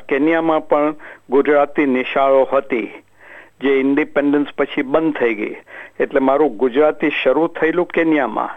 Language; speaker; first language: Gujarati; early bilingual, heritage; Gujarati